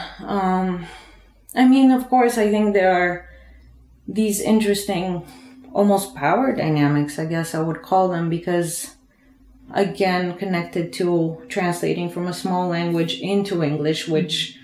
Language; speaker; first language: English; non-native, fluent; Bulgarian